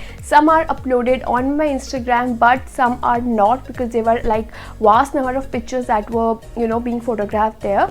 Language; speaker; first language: English; non-native, local second language; Hindi